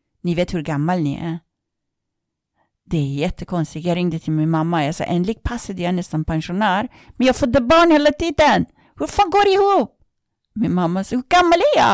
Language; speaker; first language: Swedish; non-native, fluent; Persian